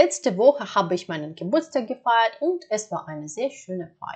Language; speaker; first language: German; non-native, fluent; Ukrainian